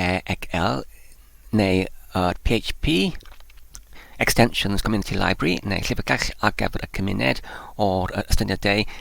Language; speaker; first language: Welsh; non-native, learner; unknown